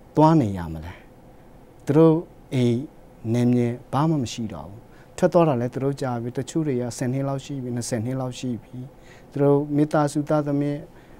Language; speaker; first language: Burmese; non-native, local second language; Hakha Chin